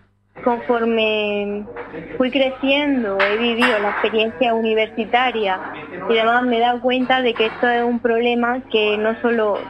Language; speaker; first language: Spanish; native; Spanish